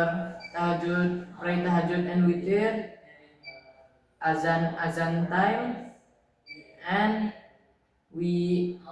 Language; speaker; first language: English; non-native, learner; Indonesian